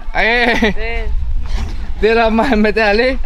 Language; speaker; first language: Portuguese; non-native, learner; Vietnamese